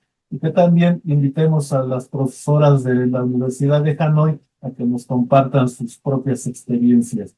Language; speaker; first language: Spanish; native; Spanish